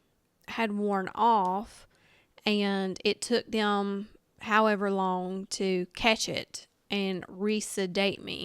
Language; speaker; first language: English; native; English